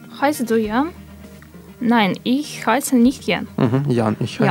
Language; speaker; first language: German; non-native, learner; Russian